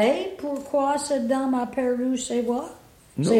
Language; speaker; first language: French; non-native, fluent; English